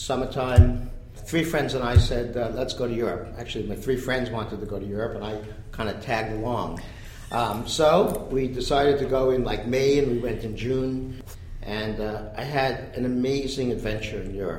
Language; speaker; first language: English; native; English